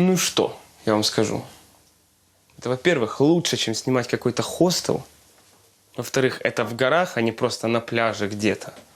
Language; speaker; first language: Russian; native; Russian